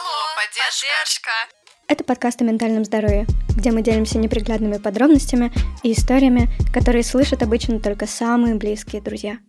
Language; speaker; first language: Russian; native; Russian